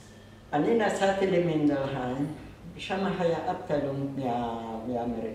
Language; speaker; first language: Hebrew; non-native, fluent; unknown